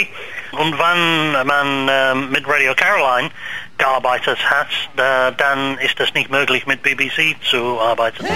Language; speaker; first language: German; non-native, learner; English